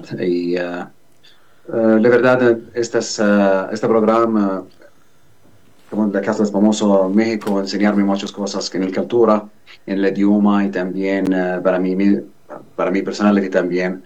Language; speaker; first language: Spanish; non-native, learner; Arabic